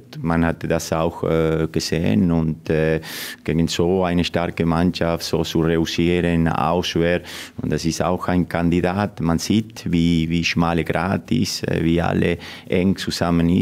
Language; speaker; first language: German; non-native, fluent; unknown